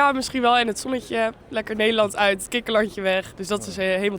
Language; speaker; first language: Dutch; native; Dutch